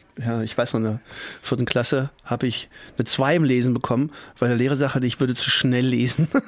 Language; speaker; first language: German; native; German